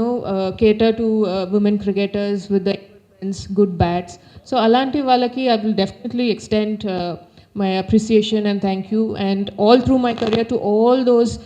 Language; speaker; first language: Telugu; non-native, local second language; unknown